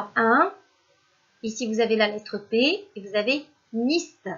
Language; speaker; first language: French; non-native, local second language; Arabic